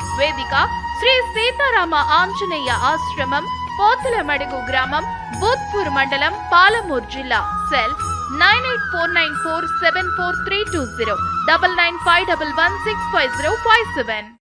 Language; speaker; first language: Telugu; native; Telugu